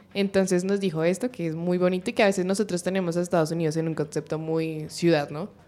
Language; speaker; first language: Spanish; native; Spanish